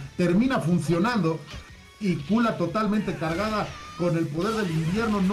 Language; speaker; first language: Spanish; native; Spanish